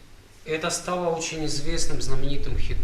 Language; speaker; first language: Russian; native; Russian